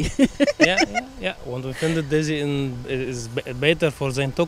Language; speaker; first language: Dutch; non-native, learner; Arabic